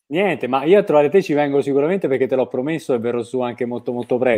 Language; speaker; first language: Italian; native; Italian